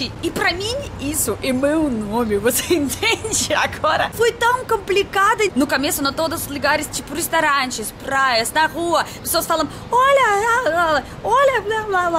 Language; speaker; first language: Portuguese; non-native, fluent; Russian